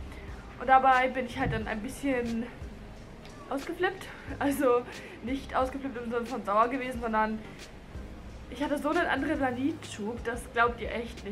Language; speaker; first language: German; native; German